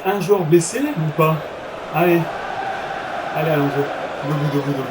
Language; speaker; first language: French; native; French